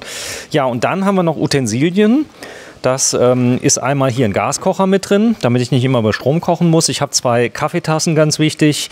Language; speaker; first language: German; native; German